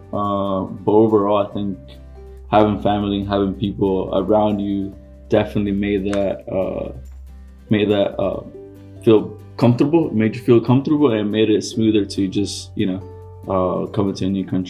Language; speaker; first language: English; early bilingual, other home language; Spanish